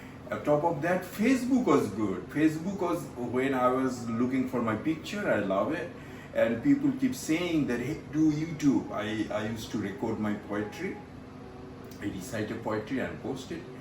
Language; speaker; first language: English; non-native, local second language; Bangla